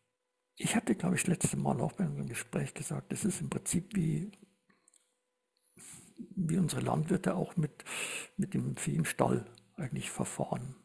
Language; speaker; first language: German; native; German